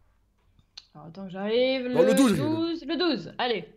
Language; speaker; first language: French; native; French